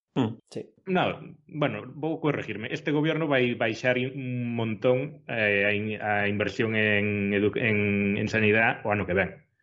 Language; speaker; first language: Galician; non-native, local second language; Spanish